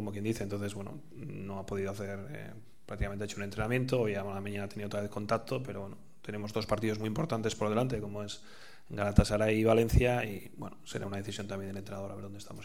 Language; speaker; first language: Spanish; native; Spanish